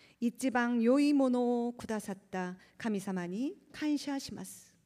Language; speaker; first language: Japanese; non-native, learner; Korean